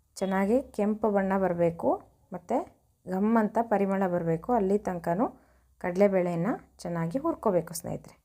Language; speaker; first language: Kannada; native; Kannada